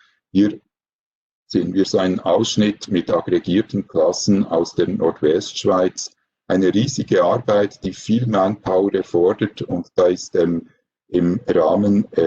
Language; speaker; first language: German; native; German